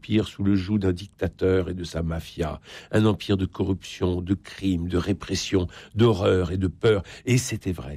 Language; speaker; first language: French; native; French